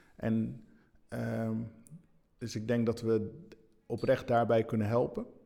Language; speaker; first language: Dutch; early bilingual, other home language; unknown